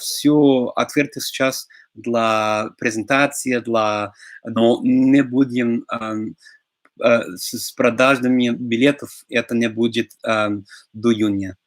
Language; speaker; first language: Russian; non-native, fluent; English